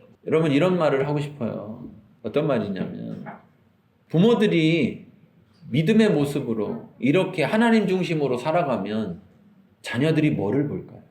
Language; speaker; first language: Korean; native; Korean